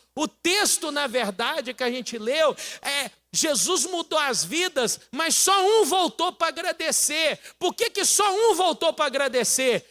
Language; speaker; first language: Portuguese; native; Portuguese